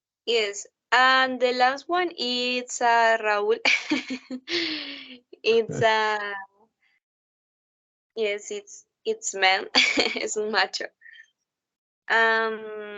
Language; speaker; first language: English; non-native, learner; Spanish